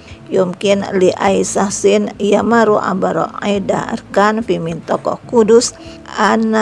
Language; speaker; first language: Arabic; non-native, fluent; Indonesian